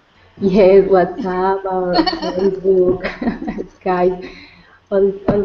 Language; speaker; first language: English; non-native, learner; Spanish